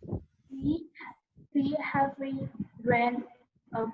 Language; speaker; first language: English; non-native, learner; Vietnamese